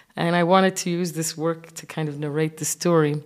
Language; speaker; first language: English; non-native, fluent; Arabic